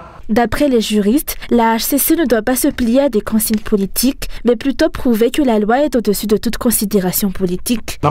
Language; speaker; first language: French; non-native, local second language; Malagasy